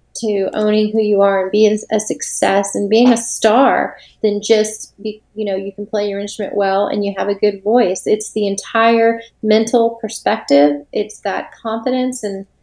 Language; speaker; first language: English; native; English